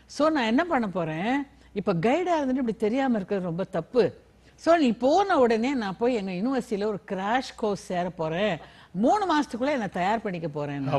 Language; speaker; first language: Tamil; native; Tamil